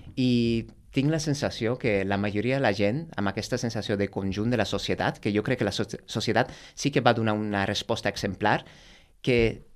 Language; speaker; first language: Catalan; non-native, fluent; Dutch